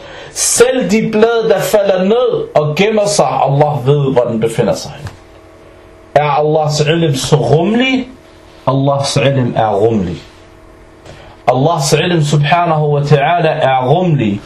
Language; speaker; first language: Danish; early bilingual, other home language; Arabic